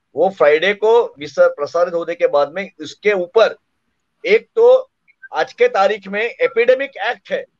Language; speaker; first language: Hindi; non-native, local second language; Marathi